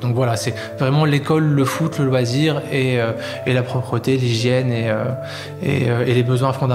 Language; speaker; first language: French; native; French